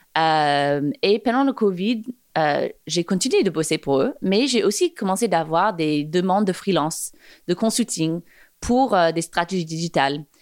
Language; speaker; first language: French; non-native, fluent; English